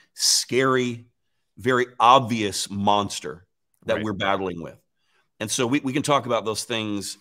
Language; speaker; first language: English; native; English